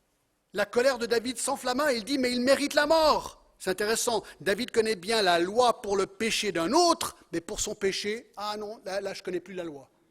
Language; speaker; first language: French; non-native, fluent; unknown